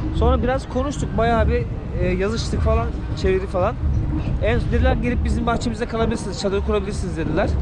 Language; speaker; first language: Turkish; native; Turkish